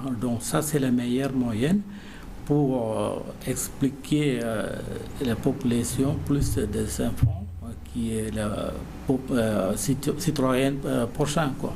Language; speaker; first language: French; non-native, learner; Malayalam